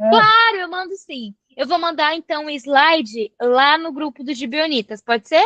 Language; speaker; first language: Portuguese; native; Portuguese